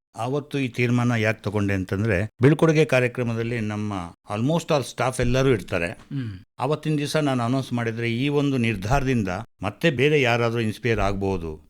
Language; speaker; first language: Kannada; native; Kannada